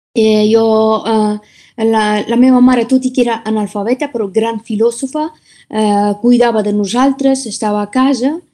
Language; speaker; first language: Catalan; non-native, fluent; Persian